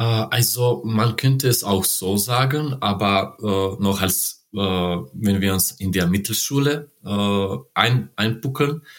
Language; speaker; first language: German; non-native, learner; Serbian